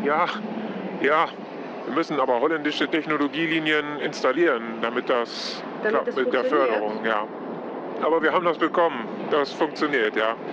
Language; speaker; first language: German; non-native, fluent; Polish